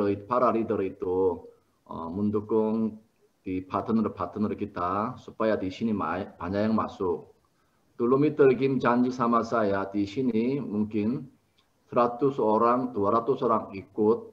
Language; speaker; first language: Indonesian; non-native, learner; Korean